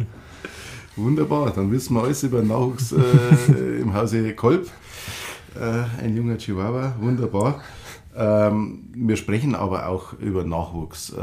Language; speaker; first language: German; native; German